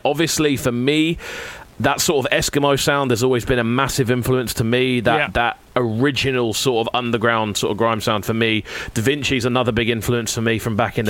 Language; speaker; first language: English; native; English